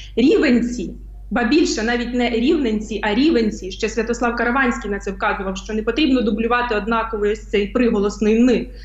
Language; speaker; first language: Ukrainian; native; Ukrainian